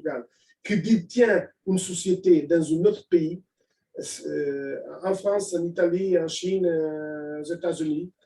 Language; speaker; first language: French; non-native, fluent; Portuguese